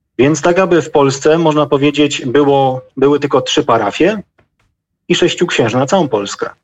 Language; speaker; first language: Polish; native; Polish